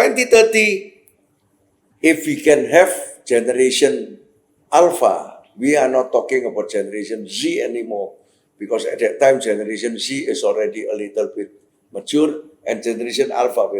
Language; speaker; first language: English; non-native, fluent; Indonesian